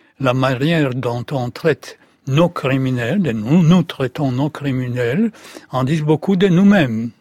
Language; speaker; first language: French; non-native, fluent; Russian